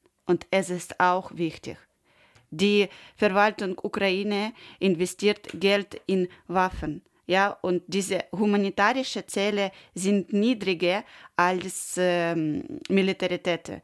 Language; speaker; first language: German; non-native, learner; Ukrainian